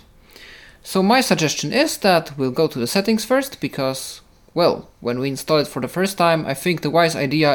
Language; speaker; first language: English; non-native, fluent; Polish